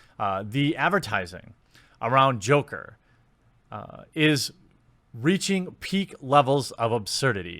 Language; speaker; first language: English; native; English